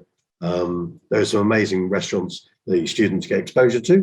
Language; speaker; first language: English; native; English